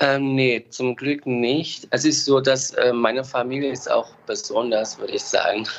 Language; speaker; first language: German; non-native, fluent; Portuguese